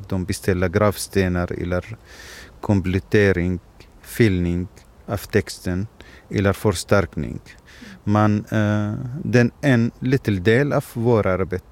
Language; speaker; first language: Swedish; non-native, fluent; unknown